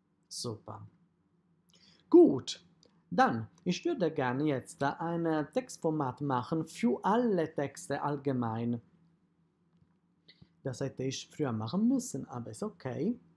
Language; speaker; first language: German; non-native, fluent; Italian